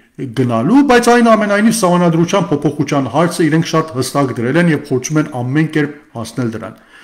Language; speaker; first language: Armenian; early bilingual, heritage; Armenian